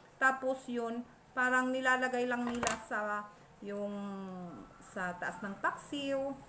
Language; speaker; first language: Filipino; non-native, local second language; Masbatenyo